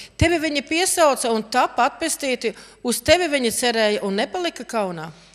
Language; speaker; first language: Latvian; native; Latvian